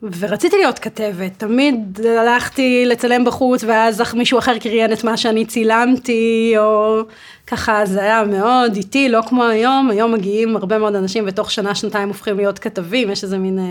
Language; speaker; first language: Hebrew; native; Hebrew